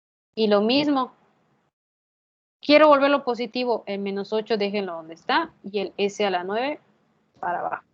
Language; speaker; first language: Spanish; native; Spanish